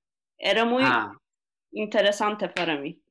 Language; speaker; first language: Spanish; non-native, learner; Turkish